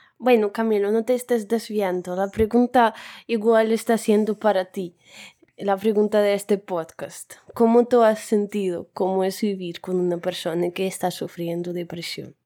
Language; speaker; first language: Spanish; non-native, fluent; Russian